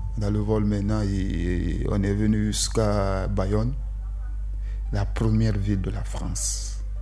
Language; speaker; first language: French; non-native, local second language; Susu